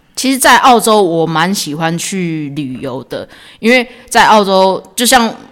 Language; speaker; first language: Chinese; native; Chinese